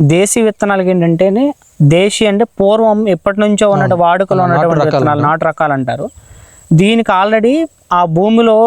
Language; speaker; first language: Telugu; native; Telugu